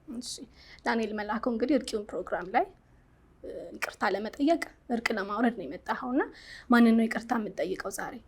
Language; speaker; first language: Amharic; native; Amharic